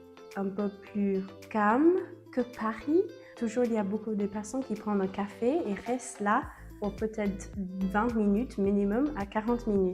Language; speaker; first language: French; non-native, learner; English